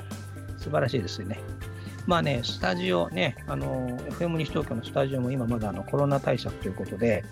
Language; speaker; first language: Japanese; native; Japanese